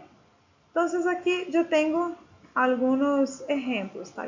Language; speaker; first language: Spanish; non-native, fluent; Portuguese